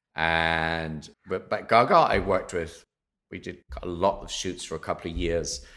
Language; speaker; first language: English; native; English